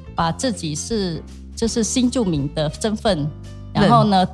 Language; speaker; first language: Chinese; non-native, fluent; Khmer